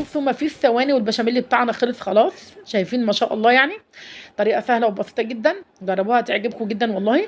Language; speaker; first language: Arabic; native; Arabic